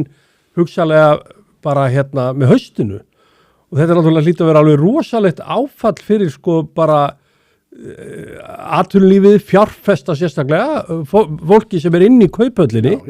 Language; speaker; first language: Icelandic; native; Icelandic